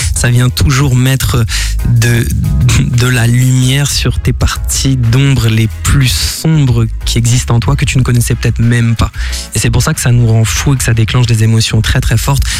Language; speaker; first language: French; native; French